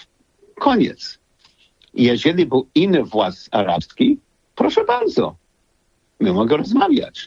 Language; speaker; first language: Polish; non-native, learner; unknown